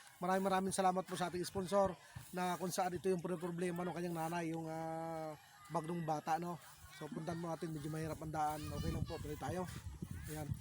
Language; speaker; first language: Filipino; native; Filipino